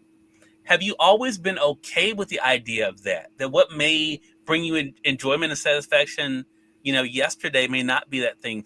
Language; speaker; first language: English; native; English